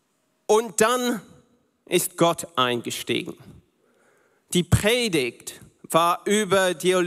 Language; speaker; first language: German; non-native, learner; English